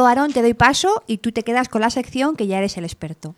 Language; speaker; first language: Spanish; native; Spanish